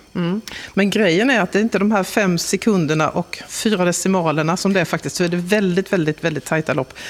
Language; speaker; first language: Swedish; native; Swedish